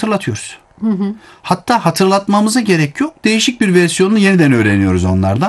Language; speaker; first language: Turkish; native; Turkish